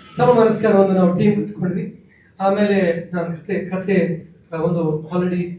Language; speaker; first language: Kannada; non-native, local second language; Tulu